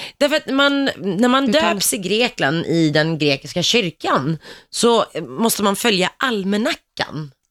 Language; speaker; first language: Swedish; early bilingual, other home language; Greek